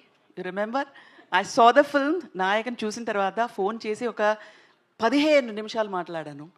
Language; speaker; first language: Telugu; non-native, local second language; Tamil